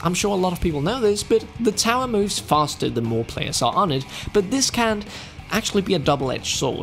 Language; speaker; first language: English; non-native, fluent; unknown